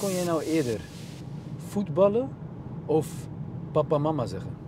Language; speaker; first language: Dutch; native; Dutch